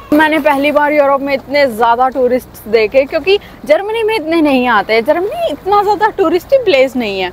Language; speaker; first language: Hindi; native; Hindi